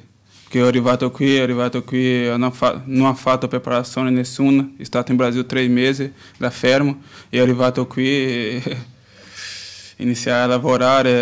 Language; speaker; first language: Italian; non-native, learner; Portuguese